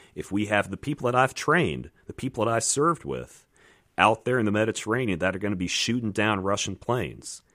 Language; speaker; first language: English; native; English